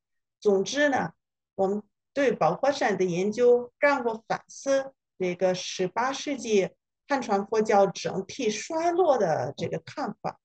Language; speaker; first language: Chinese; non-native, fluent; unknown